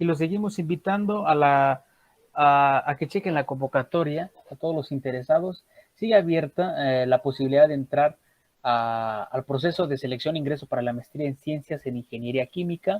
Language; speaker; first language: Spanish; native; Spanish